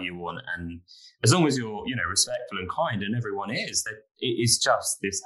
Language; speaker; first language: English; native; English